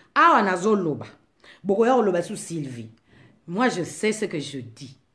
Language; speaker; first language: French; non-native, local second language; Lingala